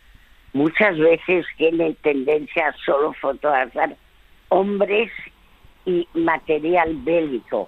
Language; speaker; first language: Spanish; early bilingual, other home language; French